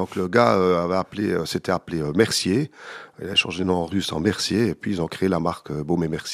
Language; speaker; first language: French; native; French